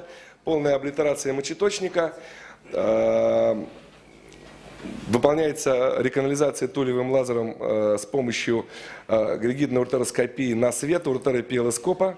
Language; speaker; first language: Russian; native; Russian